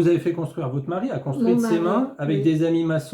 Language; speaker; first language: French; native; French